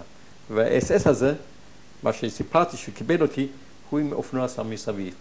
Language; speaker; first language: Hebrew; non-native, fluent; German